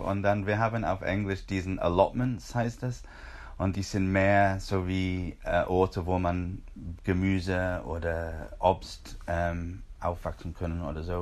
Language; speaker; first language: German; non-native, fluent; English